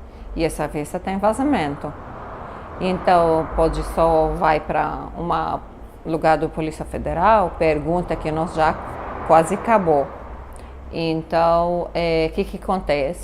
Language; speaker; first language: Portuguese; non-native, learner; Arabic